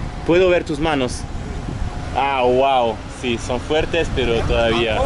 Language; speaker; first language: Spanish; non-native, fluent; Dutch